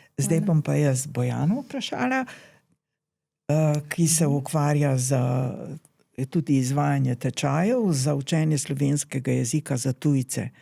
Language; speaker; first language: Slovenian; native; Slovenian